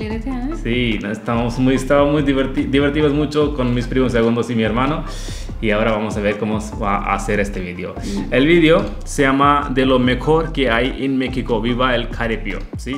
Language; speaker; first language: Spanish; non-native, learner; Hindi